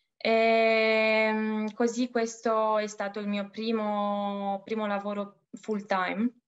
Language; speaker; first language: Italian; non-native, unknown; Romanian